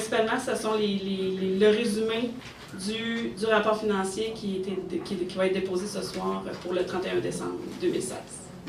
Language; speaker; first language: French; native; French